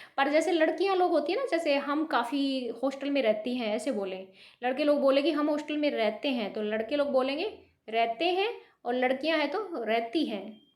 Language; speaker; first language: Hindi; native; Hindi